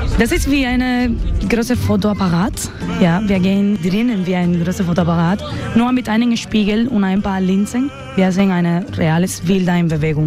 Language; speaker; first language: German; non-native, learner; Spanish